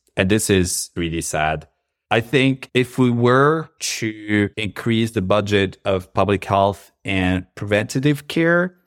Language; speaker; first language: English; non-native, fluent; Arabic